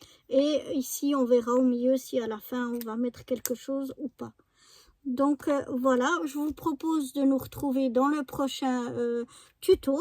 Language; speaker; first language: French; native; French